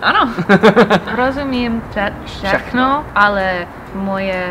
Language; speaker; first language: Czech; non-native, learner; English